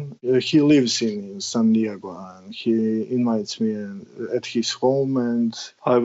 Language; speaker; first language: English; non-native, learner; Serbian